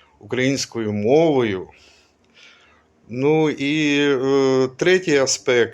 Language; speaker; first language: Ukrainian; non-native, local second language; Russian